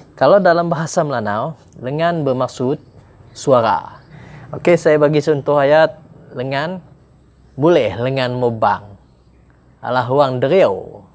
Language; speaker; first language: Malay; non-native, local second language; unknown